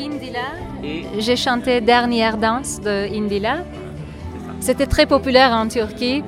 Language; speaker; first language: French; non-native, fluent; Turkish